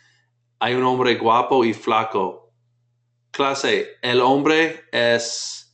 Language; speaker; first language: Spanish; non-native, fluent; English